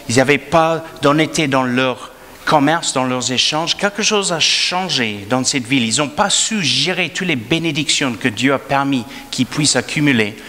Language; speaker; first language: French; non-native, fluent; English